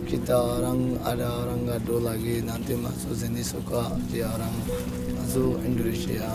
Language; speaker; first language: Indonesian; non-native, learner; Rohingya